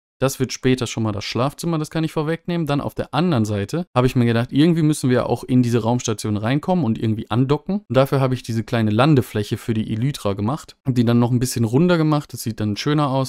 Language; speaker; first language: German; native; German